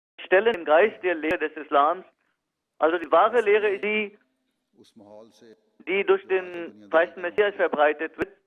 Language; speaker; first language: German; non-native, fluent; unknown